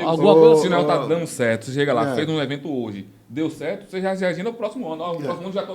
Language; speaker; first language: Portuguese; native; Portuguese